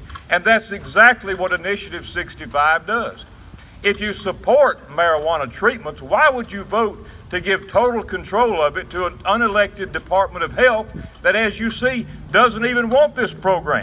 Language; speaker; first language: English; native; English